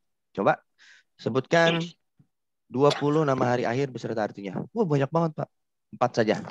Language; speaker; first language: Indonesian; native; Indonesian